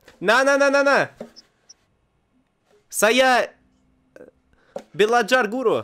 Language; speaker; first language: Indonesian; non-native, learner; Russian